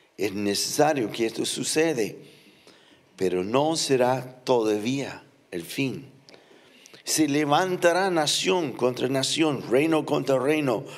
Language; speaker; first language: Spanish; non-native, fluent; English